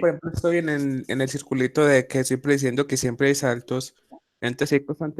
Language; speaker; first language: Spanish; native; Spanish